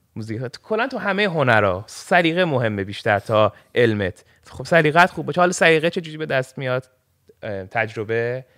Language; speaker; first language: Persian; early bilingual, heritage; Persian